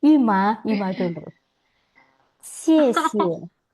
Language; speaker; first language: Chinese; non-native, fluent; Indonesian